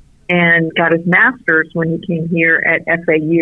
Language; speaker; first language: English; early bilingual, other home language; Arabic